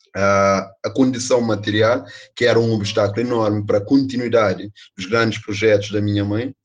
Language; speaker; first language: Portuguese; non-native, local second language; Kabuverdianu